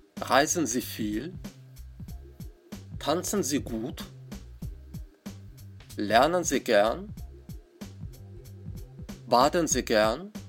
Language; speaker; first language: German; non-native, fluent; Russian